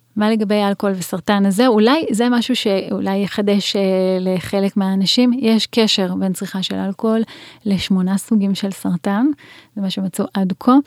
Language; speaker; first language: Hebrew; native; Hebrew